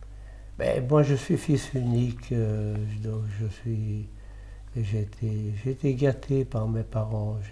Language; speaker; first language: French; early bilingual, other home language; Italian